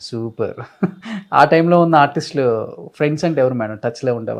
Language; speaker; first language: Telugu; native; Telugu